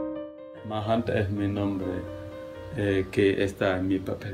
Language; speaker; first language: Spanish; non-native, learner; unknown